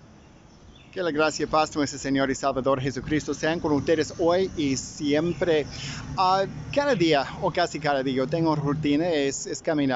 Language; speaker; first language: Spanish; non-native, fluent; English